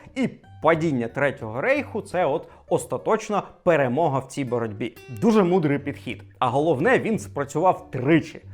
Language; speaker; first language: Ukrainian; native; Ukrainian